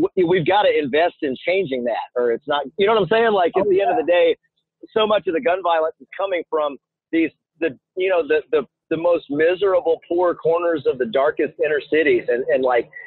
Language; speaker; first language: English; native; English